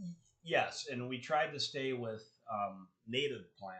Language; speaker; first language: English; native; English